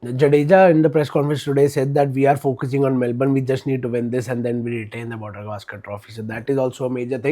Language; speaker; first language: English; non-native, local second language; Hindi